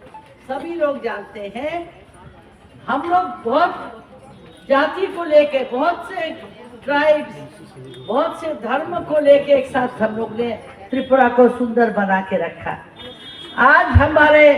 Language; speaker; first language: Hindi; non-native, local second language; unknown